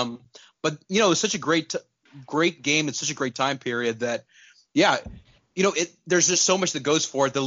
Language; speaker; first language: English; non-native, local second language; Urdu